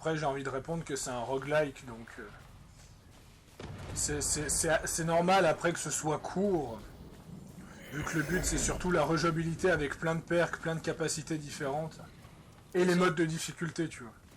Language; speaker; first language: French; native; French